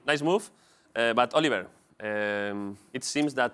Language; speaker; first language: English; non-native, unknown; Spanish